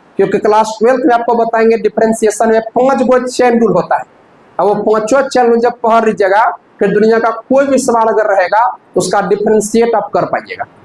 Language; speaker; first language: Hindi; native; Hindi